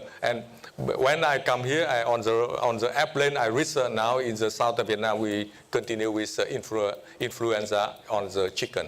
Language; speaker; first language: English; non-native, fluent; Vietnamese